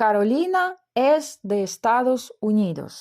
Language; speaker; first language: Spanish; non-native, fluent; Ukrainian